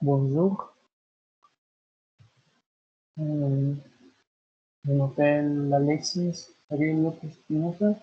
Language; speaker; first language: French; non-native, learner; Spanish